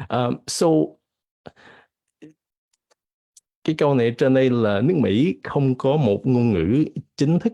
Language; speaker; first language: Vietnamese; early bilingual, heritage; Vietnamese